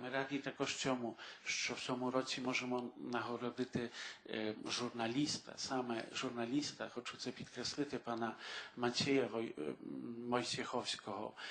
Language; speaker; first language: Ukrainian; early bilingual, heritage; Ukrainian